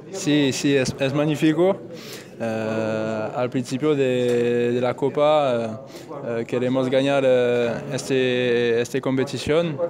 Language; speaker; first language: Spanish; non-native, learner; French